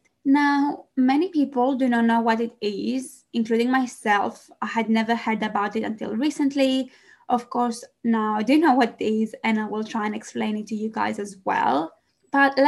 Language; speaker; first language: English; non-native, fluent; Greek